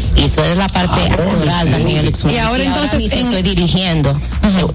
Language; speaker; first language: Spanish; early bilingual, heritage; Spanish